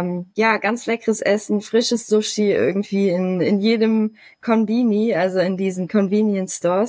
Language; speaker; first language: German; native; German